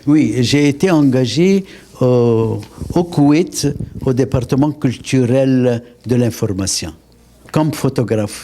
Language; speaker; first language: French; non-native, local second language; Arabic